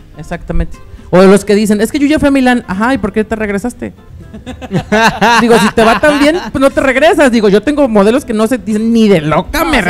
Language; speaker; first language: Spanish; native; Spanish